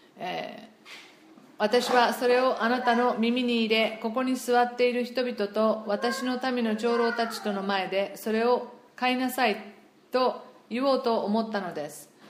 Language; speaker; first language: Japanese; non-native, fluent; English